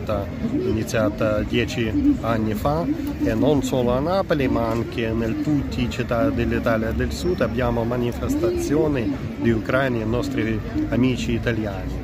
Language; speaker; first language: Italian; non-native, learner; Ukrainian